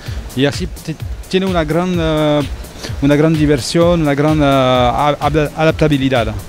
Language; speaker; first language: Spanish; non-native, fluent; French